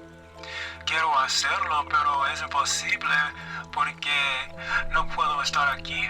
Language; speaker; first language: Spanish; non-native, learner; English